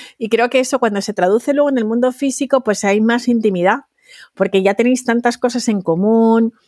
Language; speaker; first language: Spanish; native; Spanish